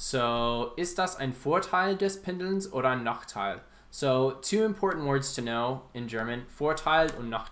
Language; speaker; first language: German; non-native, fluent; English